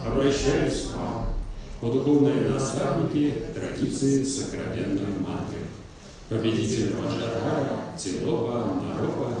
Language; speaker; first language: Russian; native; Russian